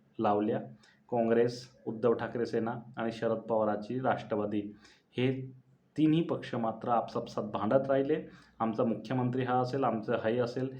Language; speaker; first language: Marathi; non-native, local second language; Bhili